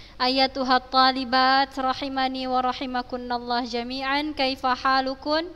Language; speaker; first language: Arabic; non-native, fluent; Indonesian